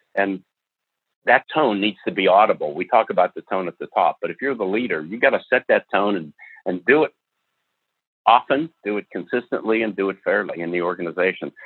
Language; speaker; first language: English; native; English